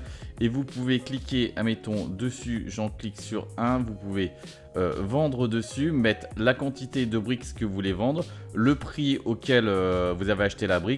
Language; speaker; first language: French; native; French